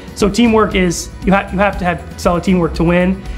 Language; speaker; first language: English; native; English